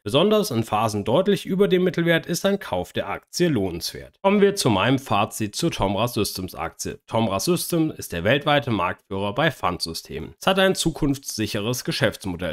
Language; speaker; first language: German; native; German